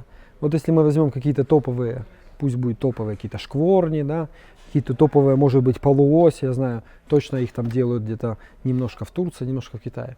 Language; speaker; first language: Russian; native; Russian